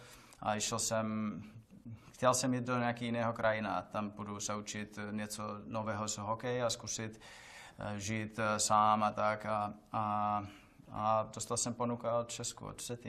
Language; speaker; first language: Czech; non-native, learner; Finnish